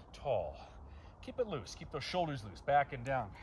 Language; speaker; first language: English; native; English